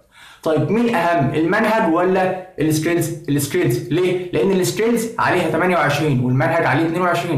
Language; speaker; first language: Arabic; native; Arabic